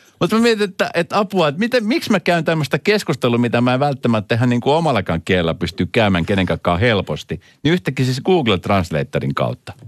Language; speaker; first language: Finnish; non-native, fluent; Spanish